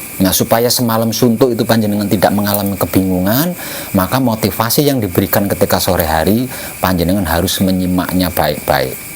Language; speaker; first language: Indonesian; non-native, local second language; Javanese